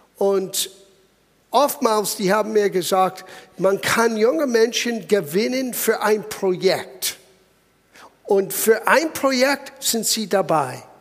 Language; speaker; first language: German; non-native, fluent; English